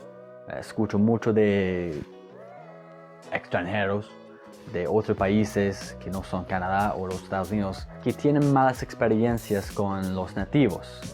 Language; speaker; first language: Spanish; non-native, fluent; English